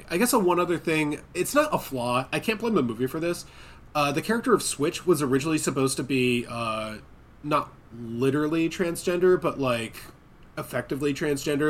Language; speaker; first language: English; native; English